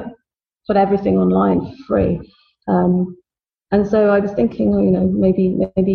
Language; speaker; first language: English; native; English